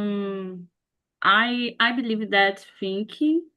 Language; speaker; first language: English; non-native, learner; Portuguese